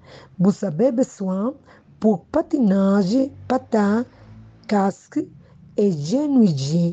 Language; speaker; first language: French; non-native, learner; Spanish